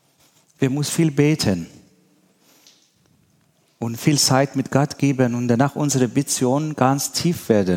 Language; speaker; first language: German; non-native, learner; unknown